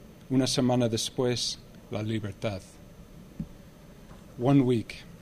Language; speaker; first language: Spanish; non-native, fluent; English